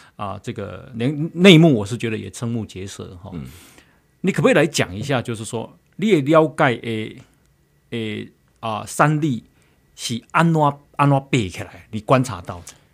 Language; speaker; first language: Chinese; native; Chinese